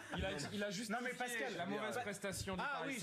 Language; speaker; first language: French; native; French